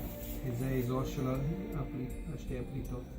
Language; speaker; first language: Hebrew; non-native, fluent; English